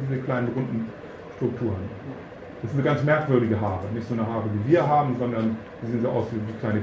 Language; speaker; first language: German; native; German